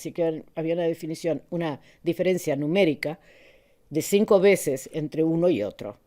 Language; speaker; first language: Spanish; native; Spanish